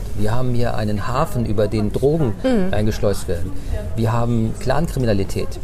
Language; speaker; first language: German; early bilingual, other home language; Turkish